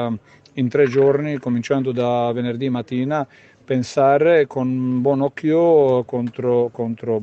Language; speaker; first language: Italian; non-native, fluent; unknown